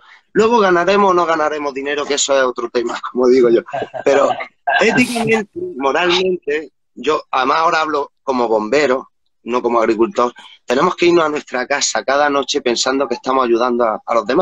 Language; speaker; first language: Spanish; native; Spanish